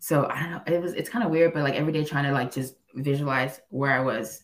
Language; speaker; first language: English; native; English